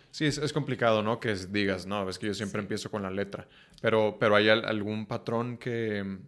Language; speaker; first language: Spanish; native; Spanish